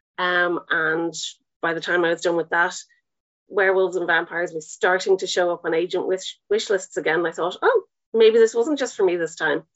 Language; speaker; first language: English; native; English